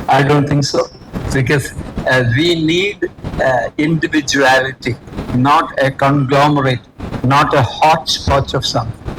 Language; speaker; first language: English; non-native, local second language; Malayalam